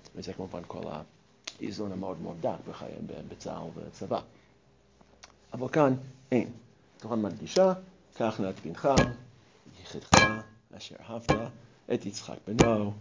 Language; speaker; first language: Hebrew; non-native, fluent; English